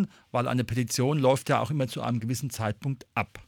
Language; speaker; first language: German; native; German